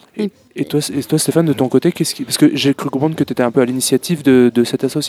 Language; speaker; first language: French; native; French